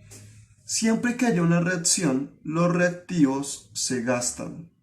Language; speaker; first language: Spanish; native; Spanish